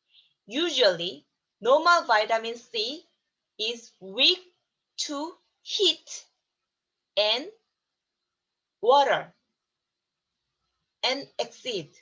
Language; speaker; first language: English; non-native, learner; Korean